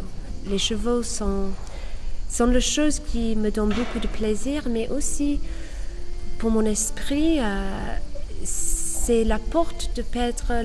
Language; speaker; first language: French; non-native, fluent; English